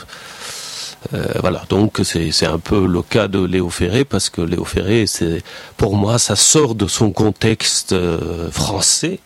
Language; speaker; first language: French; non-native, fluent; Persian